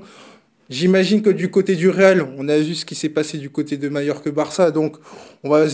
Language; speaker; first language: French; native; French